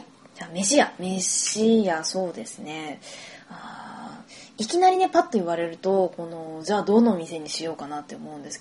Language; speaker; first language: Japanese; native; Japanese